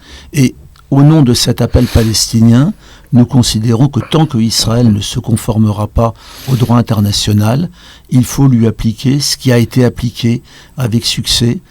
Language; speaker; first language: French; native; French